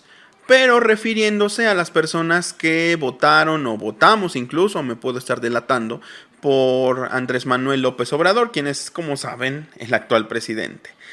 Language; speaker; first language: Spanish; native; Spanish